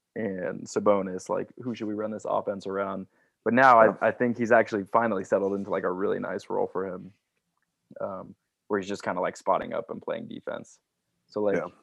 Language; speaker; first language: English; native; English